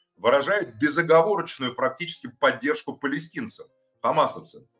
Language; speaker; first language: Russian; native; Russian